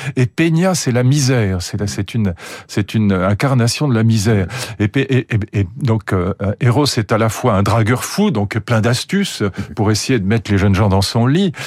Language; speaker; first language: French; native; French